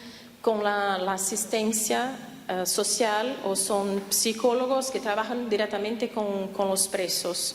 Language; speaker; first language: Spanish; non-native, fluent; Portuguese